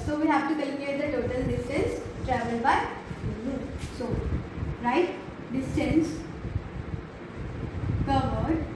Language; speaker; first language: English; non-native, local second language; Hindi